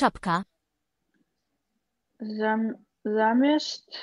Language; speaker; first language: Polish; non-native, learner; Russian